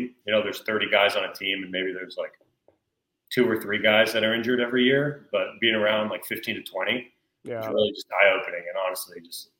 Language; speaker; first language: English; native; English